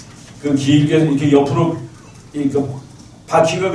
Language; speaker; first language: Korean; native; Korean